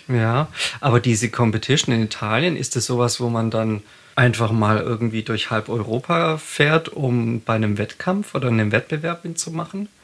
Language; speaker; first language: German; native; German